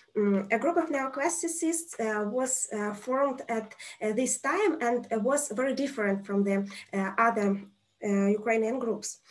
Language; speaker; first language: English; non-native, fluent; Ukrainian